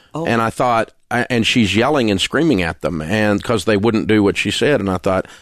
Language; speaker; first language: English; native; English